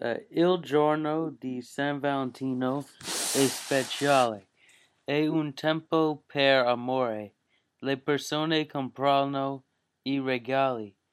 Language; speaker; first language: Italian; non-native, learner; English